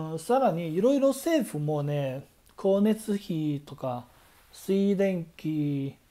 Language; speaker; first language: Japanese; non-native, fluent; Chinese